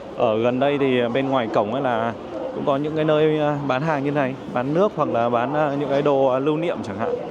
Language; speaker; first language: Vietnamese; native; Vietnamese